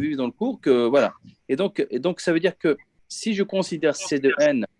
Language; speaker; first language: French; native; French